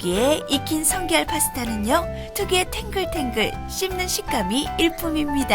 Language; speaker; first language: Korean; native; Korean